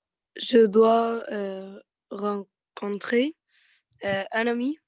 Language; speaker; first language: French; non-native, learner; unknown